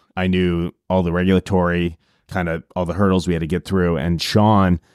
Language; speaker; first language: English; native; English